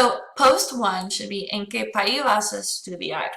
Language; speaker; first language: Spanish; non-native, fluent; English